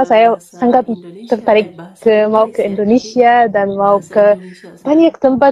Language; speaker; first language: Indonesian; non-native, fluent; Arabic